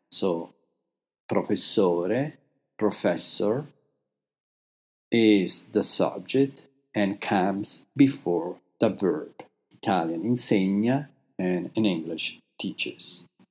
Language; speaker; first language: English; non-native, fluent; Italian